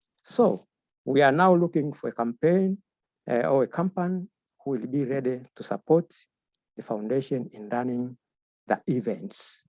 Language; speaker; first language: English; non-native, local second language; Swahili